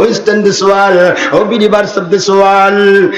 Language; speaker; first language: English; non-native, learner; Bangla